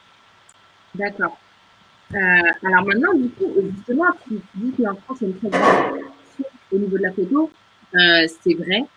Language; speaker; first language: French; native; French